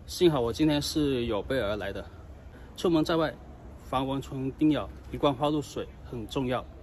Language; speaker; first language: Chinese; non-native, local second language; Min Nan Chinese